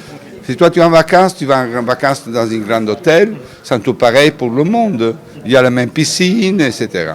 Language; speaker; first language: French; non-native, fluent; Italian